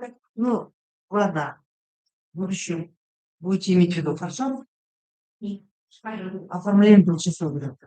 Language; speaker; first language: Russian; non-native, local second language; Kazakh